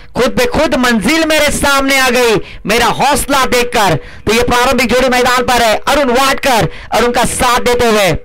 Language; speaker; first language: Hindi; non-native, local second language; Marathi